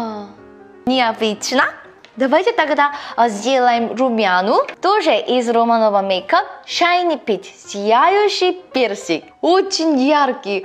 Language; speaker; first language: Russian; non-native, learner; Korean